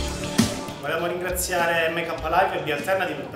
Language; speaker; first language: Italian; native; Italian